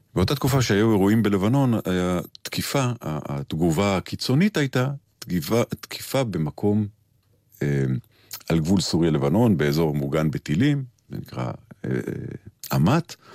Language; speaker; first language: Hebrew; native; Hebrew